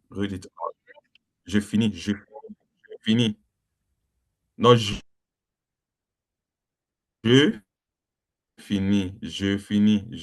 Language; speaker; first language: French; non-native, learner; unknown